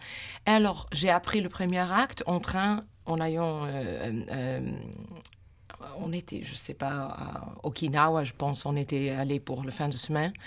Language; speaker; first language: French; non-native, fluent; English